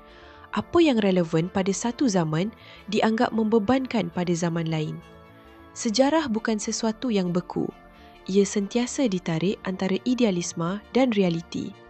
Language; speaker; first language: Malay; native; Malay